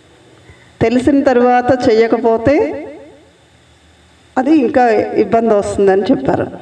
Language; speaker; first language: Telugu; native; Telugu